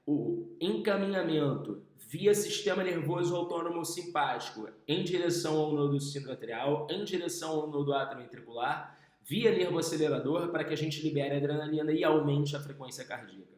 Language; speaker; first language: Portuguese; native; Portuguese